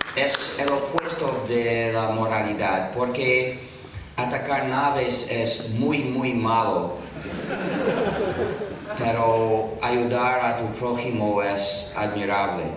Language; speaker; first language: Spanish; non-native, fluent; English